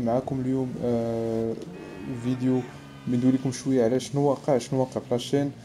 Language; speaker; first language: Arabic; native; Arabic